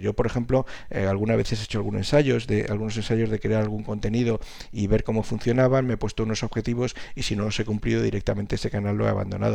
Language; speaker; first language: Spanish; native; Spanish